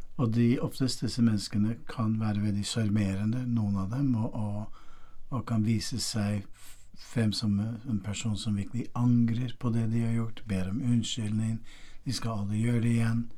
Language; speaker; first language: Norwegian; non-native, fluent; English